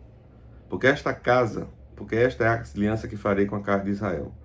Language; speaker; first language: Portuguese; native; Portuguese